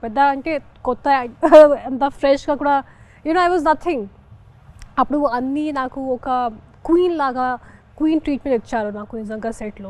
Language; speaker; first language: Telugu; non-native, fluent; Hindi